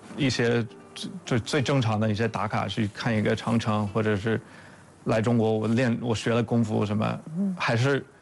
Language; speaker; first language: Chinese; non-native, fluent; English